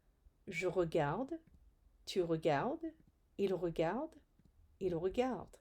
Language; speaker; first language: French; non-native, fluent; English